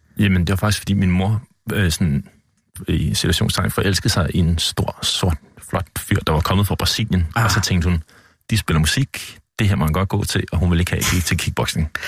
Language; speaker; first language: Danish; native; Danish